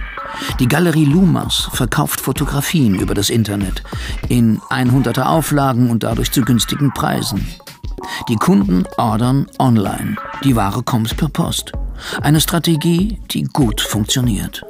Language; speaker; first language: German; native; German